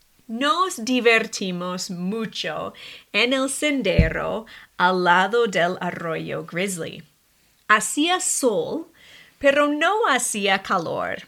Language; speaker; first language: Spanish; non-native, fluent; English